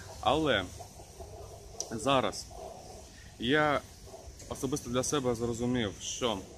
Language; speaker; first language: Ukrainian; non-native, local second language; Russian